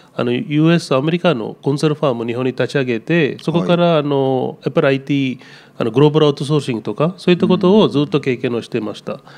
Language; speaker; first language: Japanese; non-native, fluent; Telugu